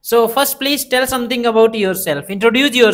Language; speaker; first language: English; non-native, local second language; Hindi